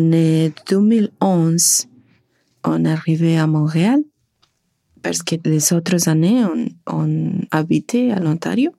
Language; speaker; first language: French; non-native, learner; Spanish